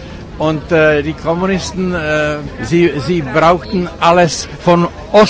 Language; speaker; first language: German; non-native, fluent; Czech